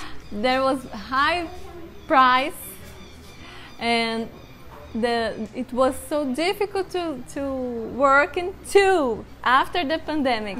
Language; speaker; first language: English; non-native, learner; Portuguese